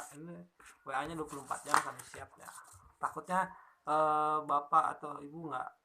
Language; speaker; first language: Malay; non-native, local second language; Sundanese